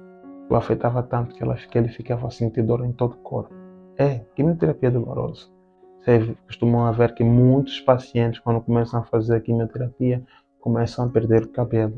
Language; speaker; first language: Portuguese; native; Portuguese